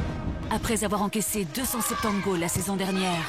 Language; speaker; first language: French; native; French